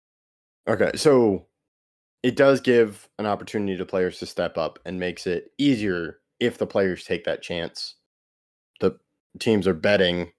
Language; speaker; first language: English; native; English